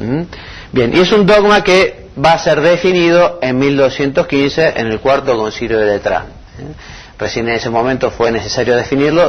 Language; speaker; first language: Spanish; native; Spanish